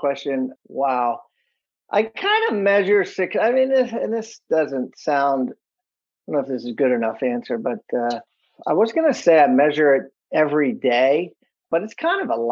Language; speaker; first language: English; native; English